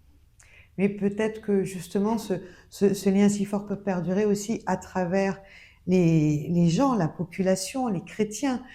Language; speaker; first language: French; native; French